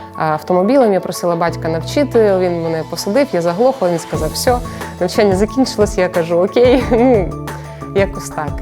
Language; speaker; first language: Ukrainian; non-native, local second language; Russian